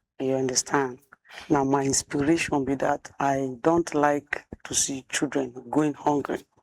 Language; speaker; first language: Nigerian Pidgin; non-native, local second language; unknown